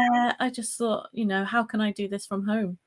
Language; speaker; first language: English; native; English